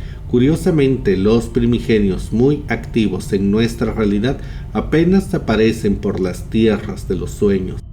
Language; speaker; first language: Spanish; native; Spanish